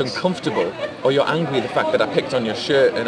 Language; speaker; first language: English; native; English